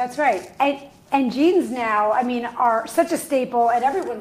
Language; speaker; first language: English; native; English